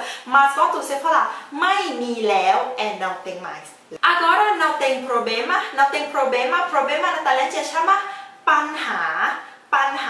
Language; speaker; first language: Portuguese; non-native, learner; Thai